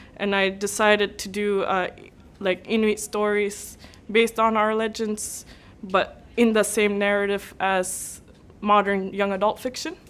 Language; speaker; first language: English; native; English